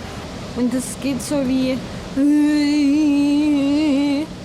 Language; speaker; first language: German; non-native, fluent; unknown